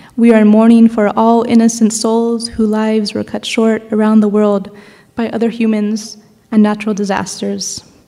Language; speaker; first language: English; native; English